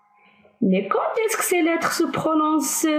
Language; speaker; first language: French; non-native, local second language; Arabic